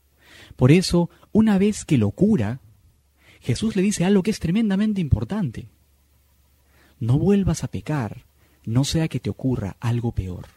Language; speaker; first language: Spanish; native; Spanish